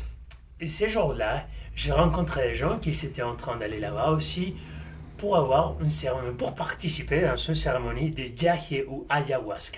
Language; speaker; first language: French; non-native, fluent; Spanish